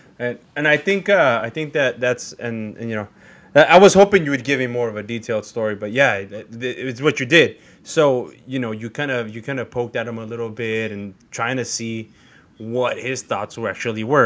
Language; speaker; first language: English; early bilingual, other home language; Spanish